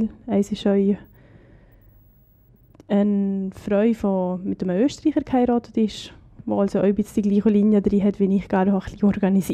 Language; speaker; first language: German; native; German